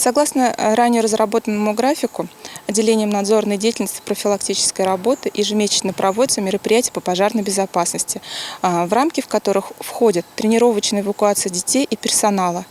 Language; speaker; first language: Russian; native; Russian